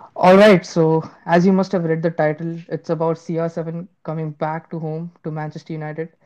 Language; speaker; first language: English; non-native, local second language; Hindi